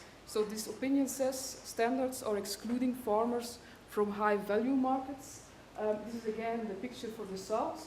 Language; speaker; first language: English; non-native, fluent; Dutch